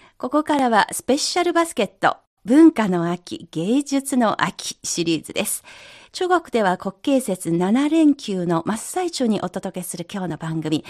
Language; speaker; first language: Japanese; non-native, fluent; Chinese